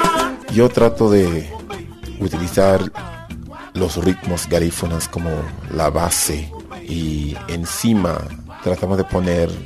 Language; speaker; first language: Spanish; non-native, fluent; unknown